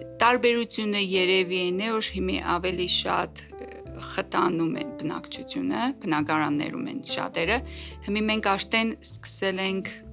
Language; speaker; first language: Armenian; native; Armenian